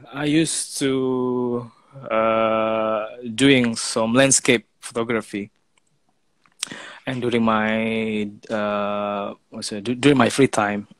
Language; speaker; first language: English; non-native, fluent; Indonesian